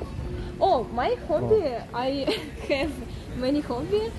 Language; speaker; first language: English; non-native, learner; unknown